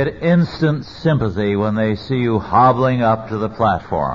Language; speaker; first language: English; native; English